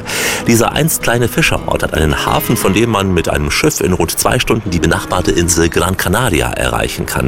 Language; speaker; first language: German; native; German